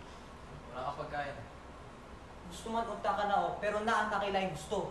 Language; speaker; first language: Cebuano; non-native, learner; Filipino